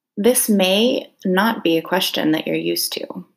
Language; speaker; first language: English; native; English